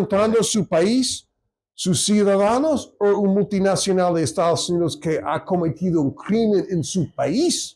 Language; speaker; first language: Spanish; non-native, fluent; English